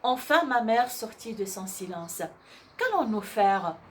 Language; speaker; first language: French; non-native, local second language; Arabic